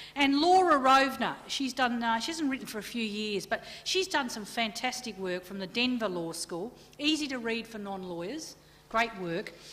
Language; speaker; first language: English; native; English